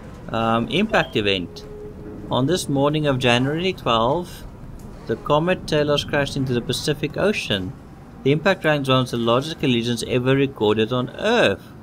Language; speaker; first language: English; non-native, local second language; Afrikaans